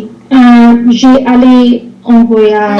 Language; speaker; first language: French; non-native, learner; English